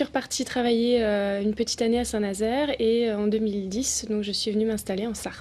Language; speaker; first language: French; native; French